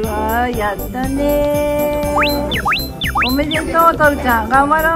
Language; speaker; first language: Japanese; native; Japanese